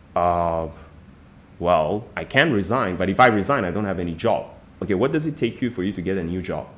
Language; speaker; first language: English; non-native, fluent; Persian